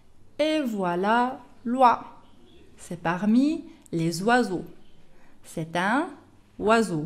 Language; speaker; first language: French; non-native, local second language; Arabic